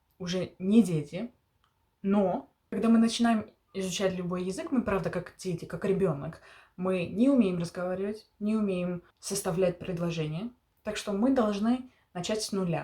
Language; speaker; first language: Russian; early bilingual, heritage; Russian